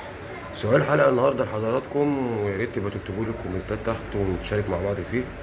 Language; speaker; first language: Arabic; native; Arabic